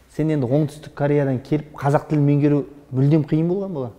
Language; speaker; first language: Kazakh; native; Kazakh